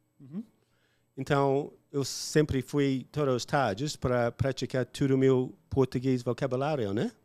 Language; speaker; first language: Portuguese; non-native, learner; English